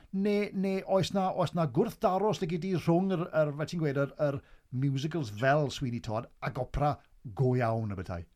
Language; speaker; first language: Welsh; native; Welsh